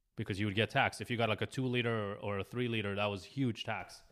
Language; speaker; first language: English; early bilingual, other home language; Hebrew